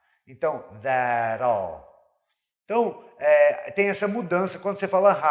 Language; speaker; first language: Portuguese; non-native, fluent; English